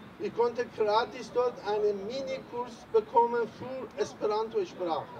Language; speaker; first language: German; non-native, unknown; Persian